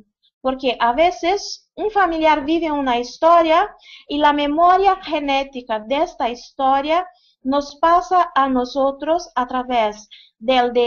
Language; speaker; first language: Spanish; non-native, fluent; Portuguese